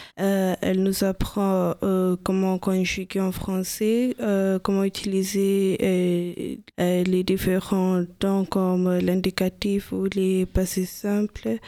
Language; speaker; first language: French; non-native, learner; English